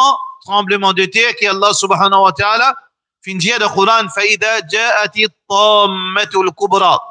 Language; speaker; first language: French; non-native, local second language; Morisyen